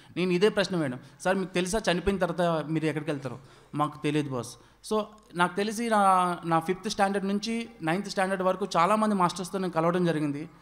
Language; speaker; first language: Telugu; non-native, local second language; Odia